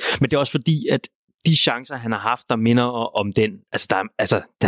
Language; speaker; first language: Danish; native; Danish